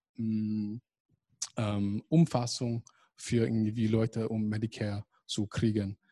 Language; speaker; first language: German; non-native, fluent; English